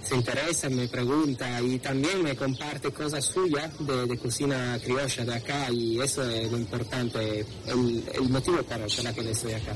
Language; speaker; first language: Spanish; non-native, fluent; Italian